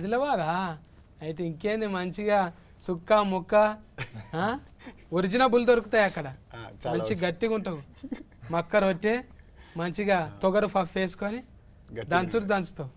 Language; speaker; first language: Telugu; native; Telugu